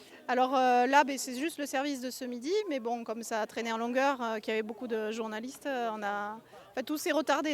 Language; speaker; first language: French; native; French